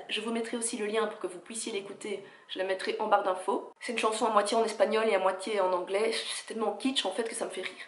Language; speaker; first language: French; native; French